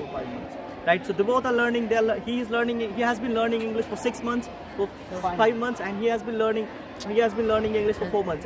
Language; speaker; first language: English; non-native, fluent; Hindi